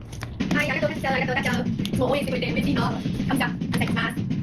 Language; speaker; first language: Japanese; non-native, learner; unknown